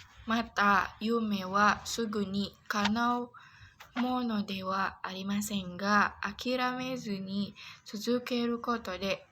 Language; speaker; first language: Japanese; non-native, learner; Indonesian